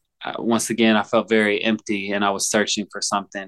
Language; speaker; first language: English; native; English